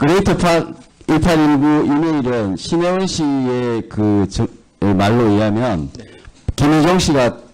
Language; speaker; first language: Korean; native; Korean